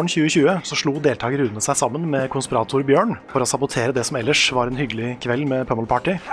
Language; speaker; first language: Norwegian; native; Norwegian